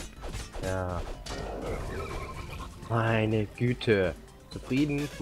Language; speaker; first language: German; native; German